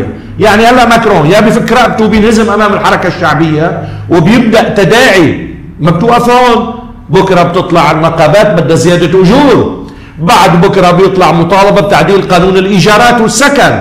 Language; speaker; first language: Arabic; native; Arabic